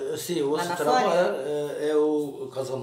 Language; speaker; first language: Portuguese; non-native, learner; Turkish